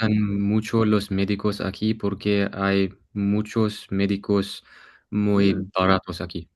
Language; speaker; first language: Spanish; non-native, learner; English